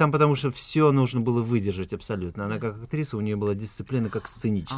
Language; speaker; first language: Russian; native; Russian